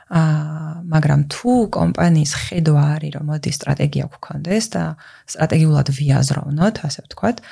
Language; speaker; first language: Georgian; native; Georgian